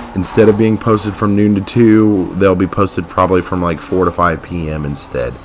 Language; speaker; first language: English; native; English